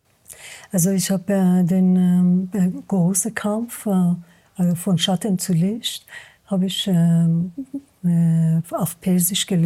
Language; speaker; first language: German; non-native, learner; Persian